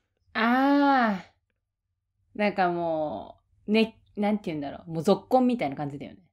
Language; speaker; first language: Japanese; native; Japanese